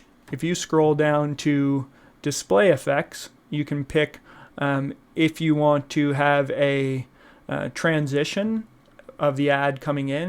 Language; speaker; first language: English; native; English